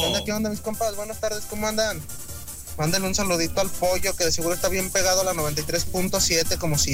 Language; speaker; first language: Spanish; native; Spanish